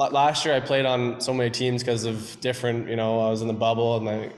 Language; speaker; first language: English; native; English